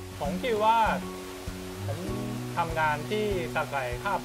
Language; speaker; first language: Thai; non-native, fluent; Japanese